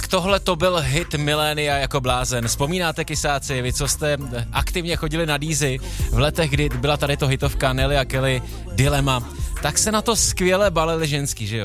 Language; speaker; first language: Czech; native; Czech